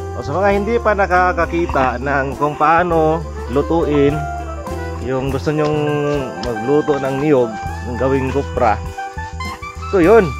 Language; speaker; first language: Filipino; non-native, local second language; Cebuano